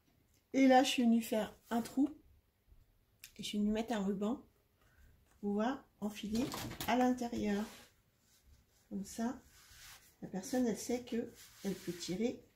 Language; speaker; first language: French; native; French